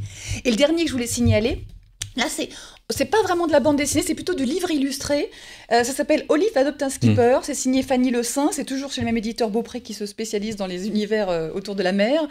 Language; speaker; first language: French; native; French